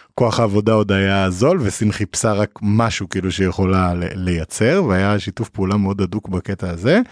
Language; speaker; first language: Hebrew; native; Hebrew